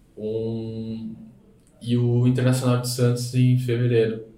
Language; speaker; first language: Portuguese; native; Portuguese